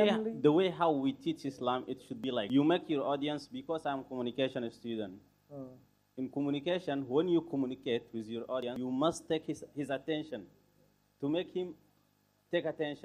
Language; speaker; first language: English; non-native, learner; Arabic